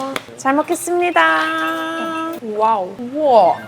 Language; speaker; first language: Korean; non-native, fluent; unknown